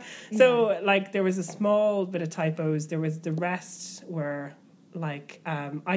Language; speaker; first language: English; native; English